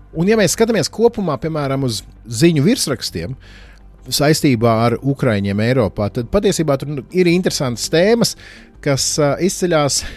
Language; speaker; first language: Latvian; native; Latvian